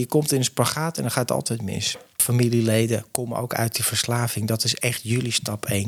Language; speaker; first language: Dutch; native; Dutch